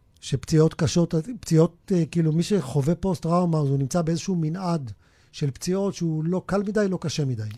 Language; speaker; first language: Hebrew; native; Hebrew